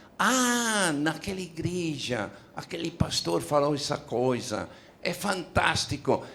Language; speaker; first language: Portuguese; non-native, fluent; Italian